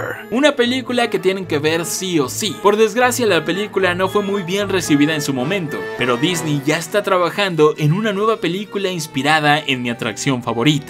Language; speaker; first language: Spanish; native; Spanish